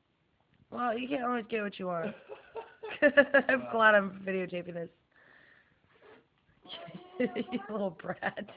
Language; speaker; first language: English; native; English